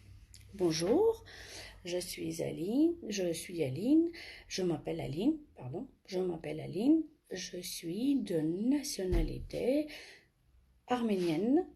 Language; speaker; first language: French; non-native, fluent; Armenian